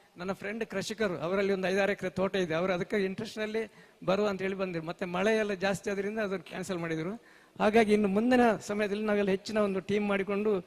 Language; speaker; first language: Kannada; native; Kannada